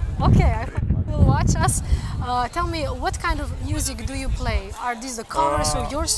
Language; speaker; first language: English; non-native, fluent; Slovenian